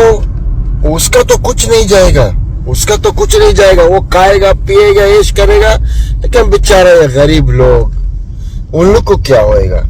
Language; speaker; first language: Hindi; non-native, learner; Arabic